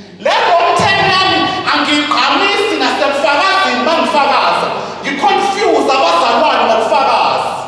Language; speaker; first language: Zulu; native; Zulu